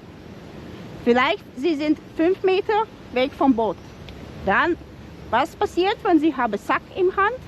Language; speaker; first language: German; non-native, learner; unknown